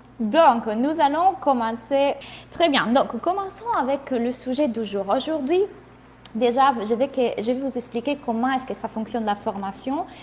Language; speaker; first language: French; non-native, fluent; Italian